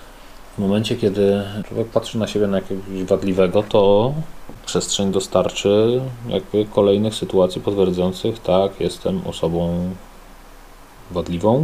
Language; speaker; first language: Polish; native; Polish